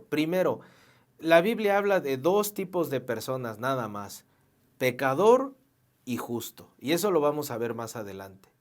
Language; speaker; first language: Spanish; native; Spanish